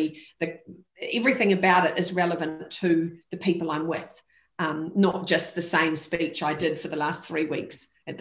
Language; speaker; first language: English; native; English